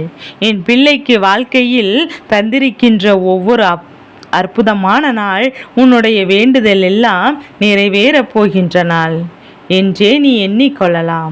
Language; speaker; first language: Tamil; native; Tamil